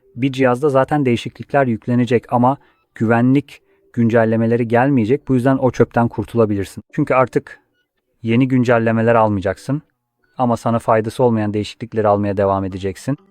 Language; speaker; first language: Turkish; non-native, fluent; Polish